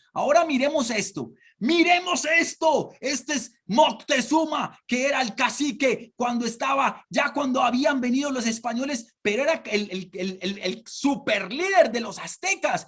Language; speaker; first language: Spanish; native; Spanish